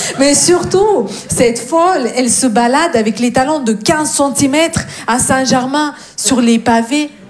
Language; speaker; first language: French; non-native, fluent; Russian